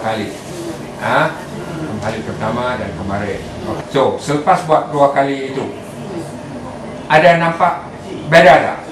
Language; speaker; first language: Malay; non-native, local second language; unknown